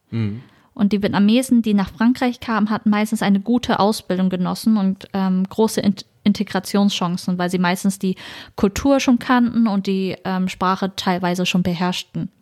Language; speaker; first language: German; native; German